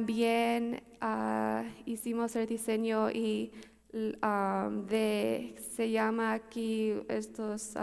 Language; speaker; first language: Spanish; early bilingual, heritage; Spanish